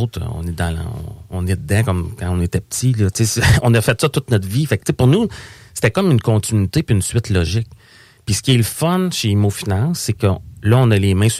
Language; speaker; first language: French; native; French